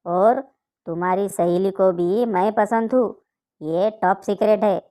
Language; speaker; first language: Hindi; non-native, local second language; Marathi